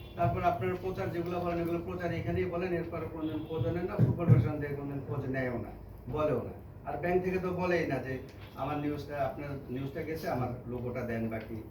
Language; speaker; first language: Bangla; native; Bangla